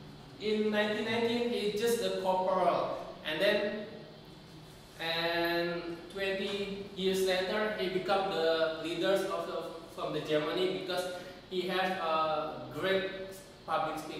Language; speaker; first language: English; non-native, learner; Indonesian